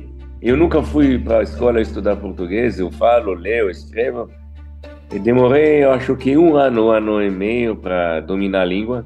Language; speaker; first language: Portuguese; non-native, fluent; Hebrew